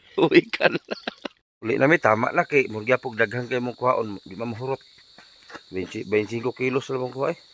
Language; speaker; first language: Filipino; non-native, local second language; Cebuano